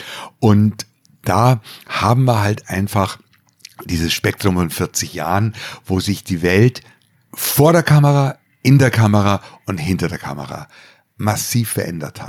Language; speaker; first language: German; native; German